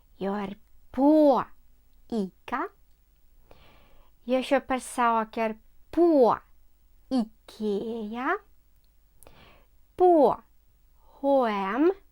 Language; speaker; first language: Swedish; non-native, fluent; Ukrainian